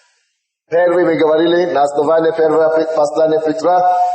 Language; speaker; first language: Russian; non-native, fluent; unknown